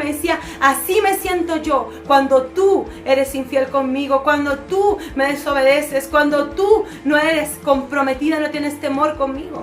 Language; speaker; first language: Spanish; native; Spanish